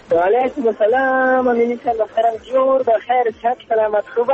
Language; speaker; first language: Persian; non-native, local second language; Pashto